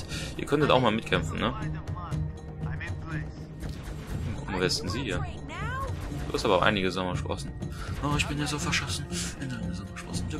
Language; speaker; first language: German; native; German